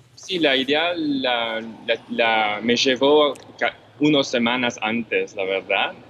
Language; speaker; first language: Spanish; non-native, fluent; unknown